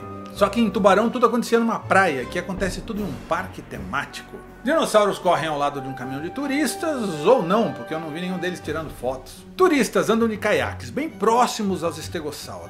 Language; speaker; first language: Portuguese; native; Portuguese